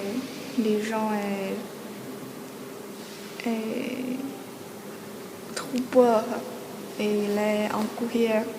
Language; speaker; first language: French; non-native, learner; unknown